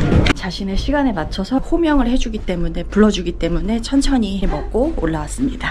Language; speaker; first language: Korean; native; Korean